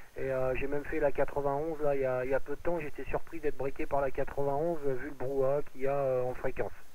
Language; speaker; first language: French; native; French